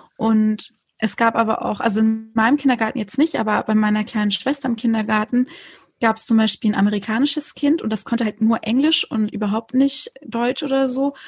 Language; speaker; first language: German; early bilingual, other home language; Turkish